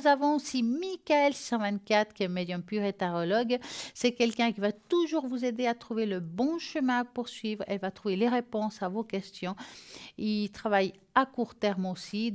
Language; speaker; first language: French; native; French